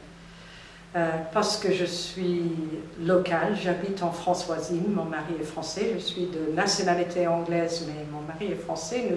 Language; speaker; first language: French; non-native, fluent; English